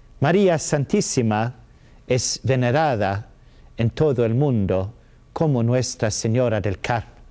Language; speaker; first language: Spanish; non-native, learner; Swedish